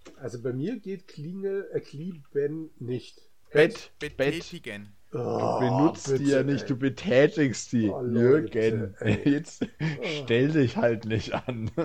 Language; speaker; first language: German; native; German